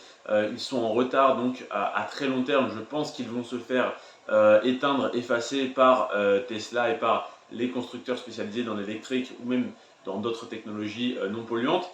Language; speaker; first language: French; native; French